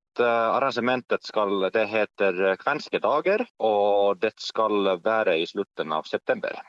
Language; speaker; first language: Norwegian; non-native, fluent; Finnish